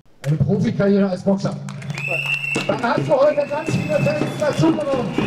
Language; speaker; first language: German; native; German